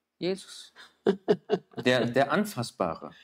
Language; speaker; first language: German; native; German